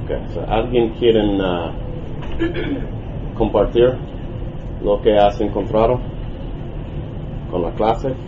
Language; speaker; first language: Spanish; non-native, learner; English